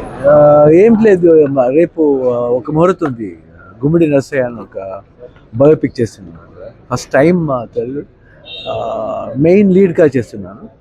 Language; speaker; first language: Telugu; non-native, learner; Kannada